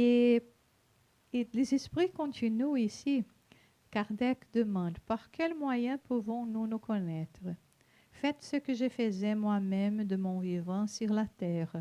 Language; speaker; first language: French; non-native, fluent; Portuguese